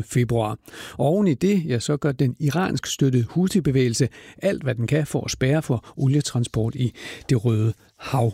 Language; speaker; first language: Danish; native; Danish